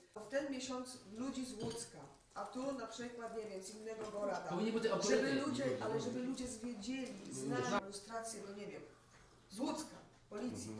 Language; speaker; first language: Polish; non-native, learner; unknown